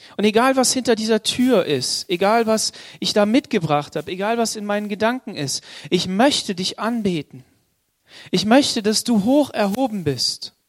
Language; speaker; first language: German; native; German